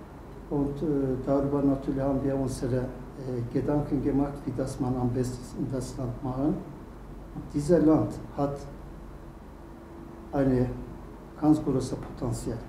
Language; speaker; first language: German; non-native, learner; Turkish